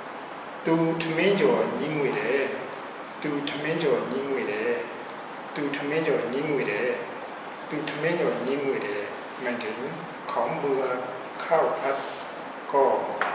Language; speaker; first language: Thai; non-native, fluent; Burmese